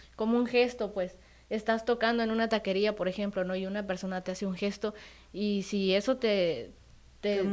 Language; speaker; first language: Spanish; native; Spanish